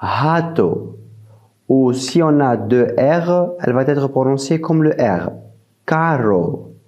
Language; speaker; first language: French; non-native, fluent; Portuguese